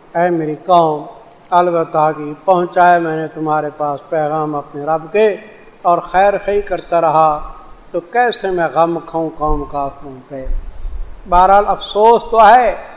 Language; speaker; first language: Urdu; non-native, local second language; Saraiki